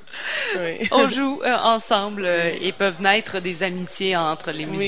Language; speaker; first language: French; native; French